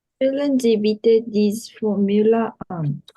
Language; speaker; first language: German; non-native, learner; Korean